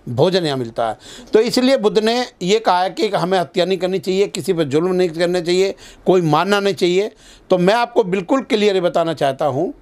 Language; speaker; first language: Hindi; native; Hindi